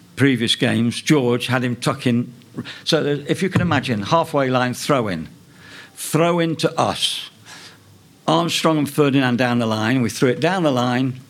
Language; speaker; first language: English; native; English